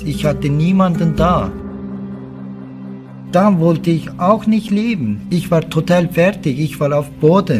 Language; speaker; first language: German; non-native, learner; Turkish